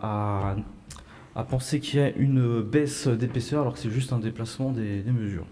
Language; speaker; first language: French; native; French